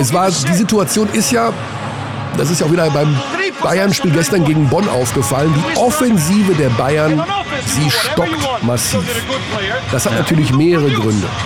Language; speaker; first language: German; native; German